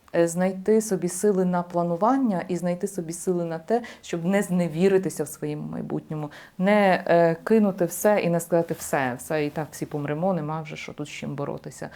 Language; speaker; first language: Ukrainian; native; Ukrainian